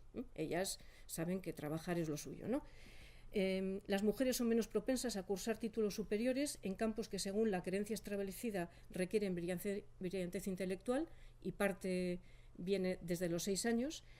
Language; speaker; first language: Spanish; native; Spanish